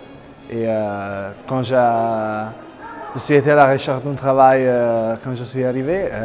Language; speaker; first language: French; non-native, learner; Italian